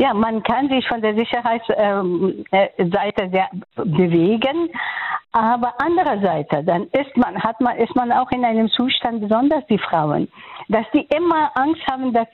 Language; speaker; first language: German; non-native, fluent; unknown